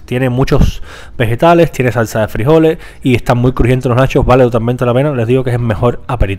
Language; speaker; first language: Spanish; native; Spanish